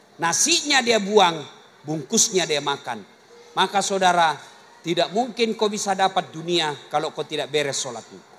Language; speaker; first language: Indonesian; non-native, local second language; Buginese